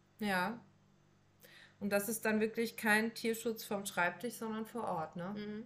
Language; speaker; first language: German; native; German